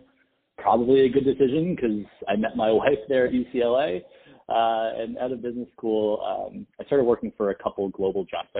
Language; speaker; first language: English; native; English